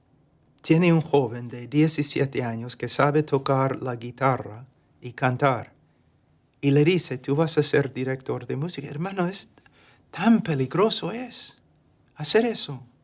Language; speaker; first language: Spanish; non-native, fluent; English